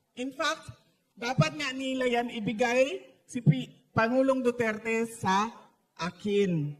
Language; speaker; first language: Filipino; non-native, local second language; Cebuano